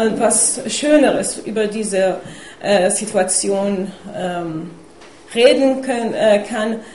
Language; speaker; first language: German; non-native, fluent; Persian